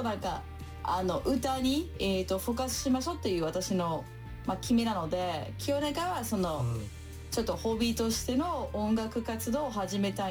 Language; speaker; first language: Japanese; non-native, fluent; French